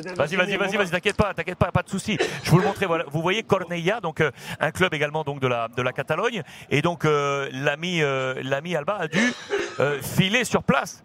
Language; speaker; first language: French; native; French